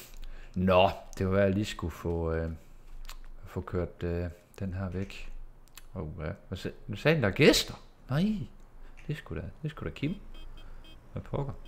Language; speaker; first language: Danish; native; Danish